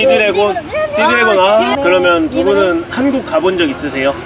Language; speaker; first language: Korean; native; Korean